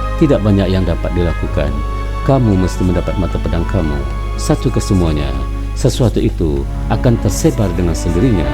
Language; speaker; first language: Malay; native; Malay